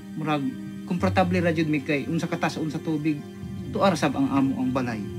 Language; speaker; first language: Cebuano; non-native, local second language; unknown